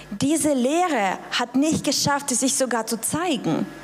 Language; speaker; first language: German; non-native, fluent; Russian